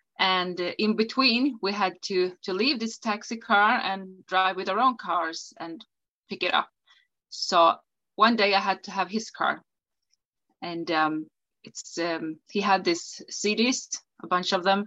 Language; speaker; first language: English; non-native, fluent; Swedish